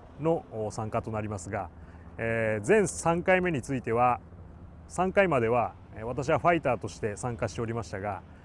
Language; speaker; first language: Japanese; native; Japanese